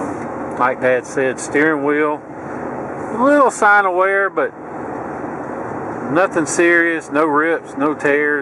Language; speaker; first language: English; native; English